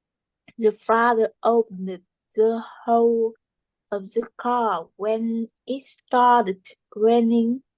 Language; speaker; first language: English; non-native, learner; Vietnamese